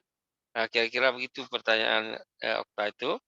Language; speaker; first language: Malay; native; Malay